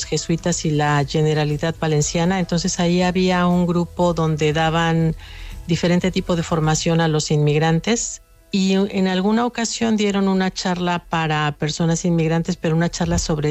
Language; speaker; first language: Spanish; native; Spanish